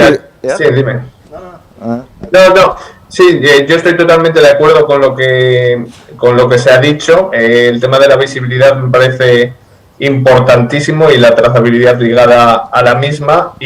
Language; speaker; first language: Spanish; native; Spanish